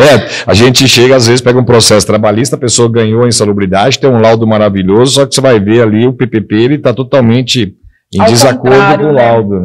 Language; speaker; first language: Portuguese; native; Portuguese